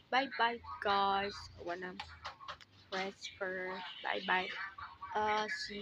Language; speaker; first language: English; non-native, learner; Indonesian